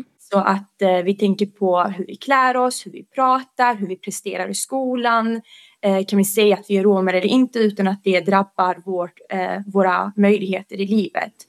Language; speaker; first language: Swedish; early bilingual, other home language; Romany